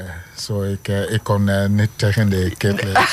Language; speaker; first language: Dutch; non-native, learner; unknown